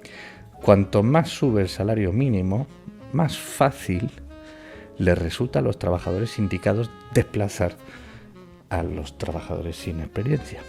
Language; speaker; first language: Spanish; native; Spanish